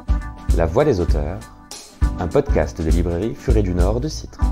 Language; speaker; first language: French; native; French